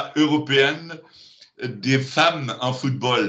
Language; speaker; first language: French; non-native, learner; German